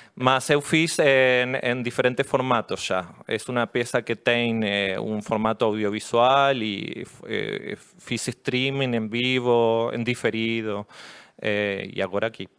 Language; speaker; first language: Portuguese; non-native, learner; Spanish